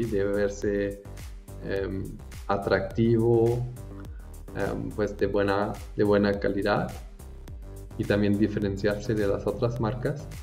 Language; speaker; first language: Spanish; non-native, fluent; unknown